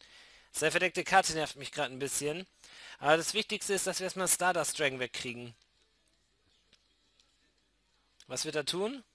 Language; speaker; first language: German; native; German